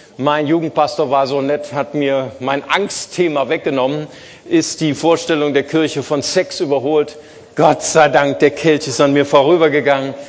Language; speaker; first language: German; early bilingual, other home language; Portuguese